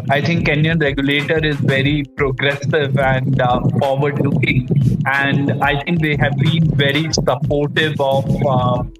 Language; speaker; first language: English; non-native, local second language; Hindi